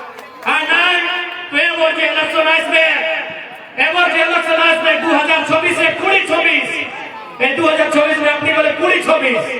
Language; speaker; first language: Bangla; non-native, local second language; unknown